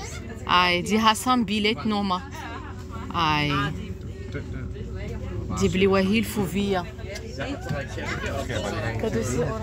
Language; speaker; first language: Danish; non-native, learner; Arabic